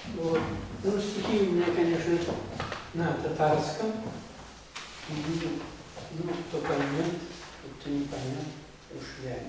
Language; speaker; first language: Russian; non-native, local second language; Tatar